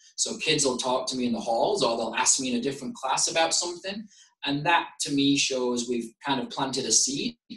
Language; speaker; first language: English; native; English